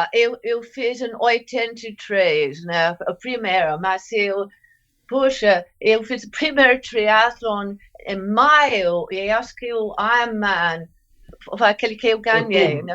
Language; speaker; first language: Portuguese; non-native, fluent; English